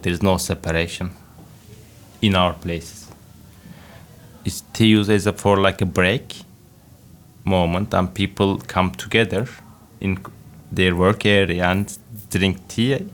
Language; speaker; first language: English; non-native, fluent; Turkish